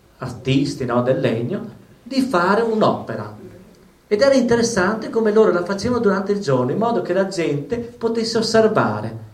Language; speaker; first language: Italian; native; Italian